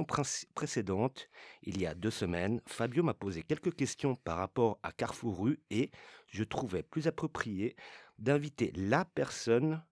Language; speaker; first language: French; native; French